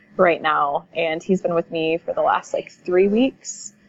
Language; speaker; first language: English; native; English